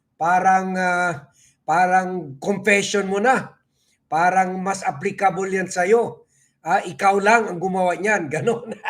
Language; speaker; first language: Filipino; native; Filipino